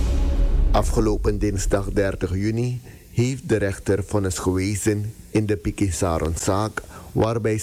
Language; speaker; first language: Dutch; native; Dutch